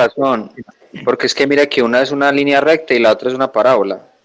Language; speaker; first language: Spanish; native; Spanish